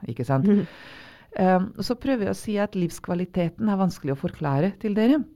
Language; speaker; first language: Norwegian; non-native, fluent; Hungarian